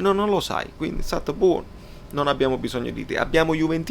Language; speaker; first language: Italian; native; Italian